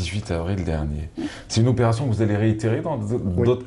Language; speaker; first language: French; non-native, local second language; Arabic